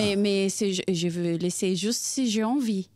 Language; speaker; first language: French; non-native, fluent; Portuguese